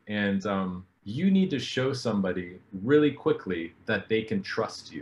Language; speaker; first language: English; native; English